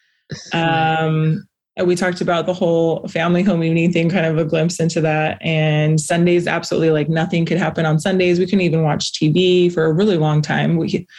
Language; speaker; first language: English; native; English